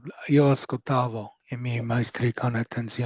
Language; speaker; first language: Italian; non-native, learner; English